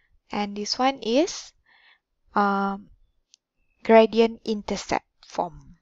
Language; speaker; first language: English; non-native, local second language; Malay